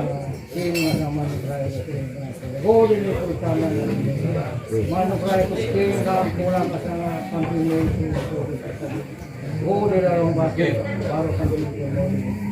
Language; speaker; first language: Indonesian; non-native, local second language; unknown